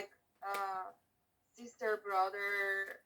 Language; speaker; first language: English; non-native, learner; Portuguese